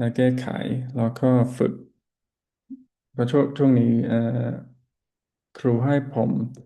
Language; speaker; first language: Thai; non-native, learner; English